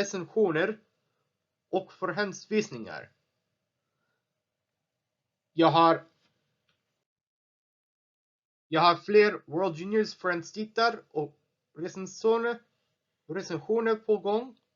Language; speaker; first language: Swedish; non-native, learner; English